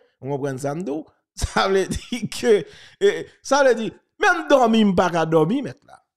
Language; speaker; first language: French; non-native, local second language; Haitian Creole